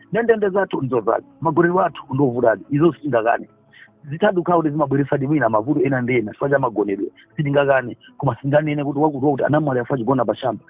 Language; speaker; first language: Nyanja; native; Nyanja